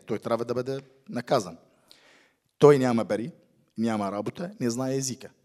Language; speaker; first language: Bulgarian; non-native, fluent; Arabic